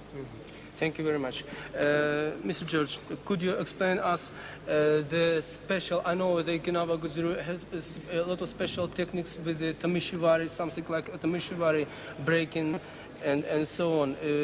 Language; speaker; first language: English; non-native, fluent; Russian